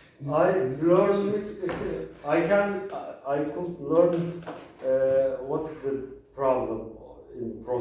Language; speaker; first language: English; non-native, learner; Turkish